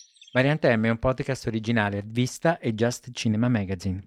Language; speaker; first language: Italian; native; Italian